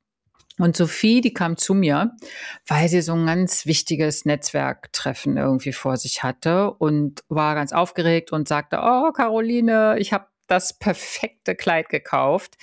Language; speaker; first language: German; native; German